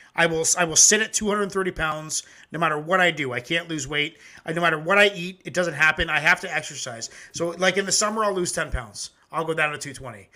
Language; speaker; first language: English; native; English